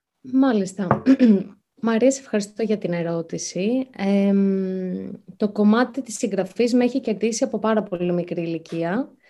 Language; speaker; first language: Greek; native; Greek